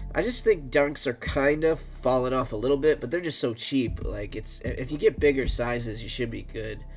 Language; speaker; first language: English; native; English